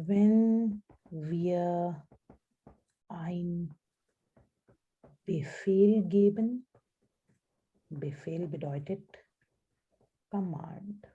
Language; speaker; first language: German; non-native, fluent; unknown